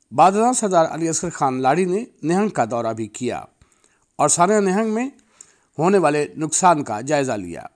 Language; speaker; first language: Urdu; non-native, local second language; Punjabi